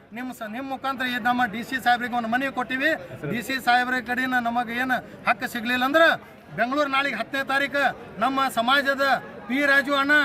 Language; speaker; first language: Kannada; non-native, local second language; Lambadi